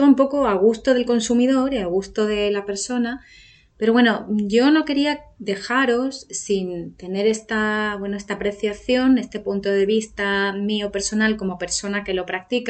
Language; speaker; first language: Spanish; native; Spanish